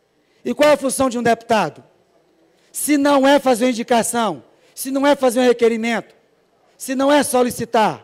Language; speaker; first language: Portuguese; native; Portuguese